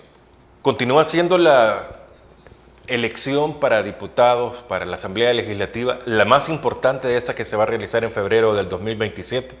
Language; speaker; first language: Spanish; native; Spanish